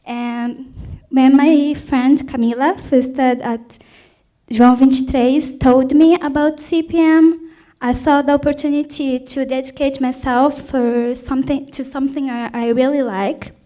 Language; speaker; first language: English; non-native, fluent; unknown